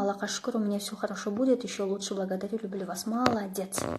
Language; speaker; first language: Russian; non-native, local second language; Kazakh